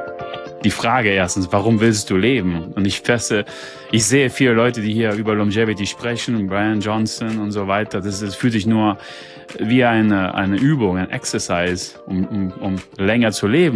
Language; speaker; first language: German; early bilingual, heritage; German